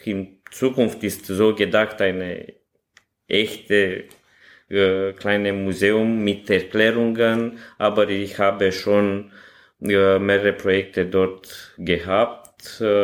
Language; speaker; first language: German; non-native, learner; Romanian